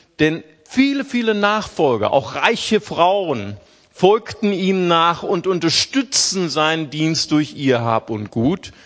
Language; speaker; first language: German; early bilingual, other home language; Portuguese